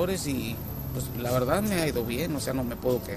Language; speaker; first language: Spanish; native; Spanish